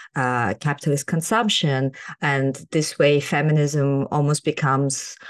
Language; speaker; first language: English; non-native, fluent; Kazakh